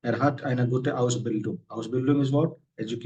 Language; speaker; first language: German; non-native, fluent; Hindi